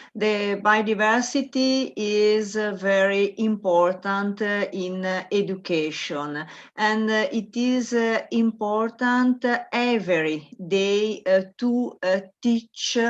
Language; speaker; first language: English; non-native, learner; Italian